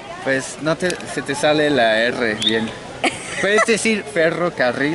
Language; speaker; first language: Spanish; non-native, fluent; English